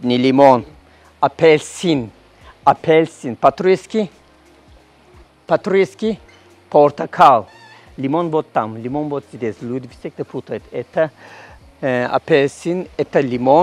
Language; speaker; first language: Russian; non-native, learner; Turkish